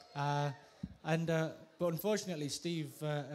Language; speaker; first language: English; native; English